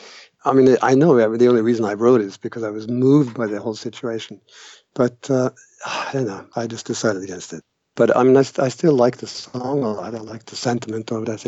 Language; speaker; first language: English; non-native, fluent; Norwegian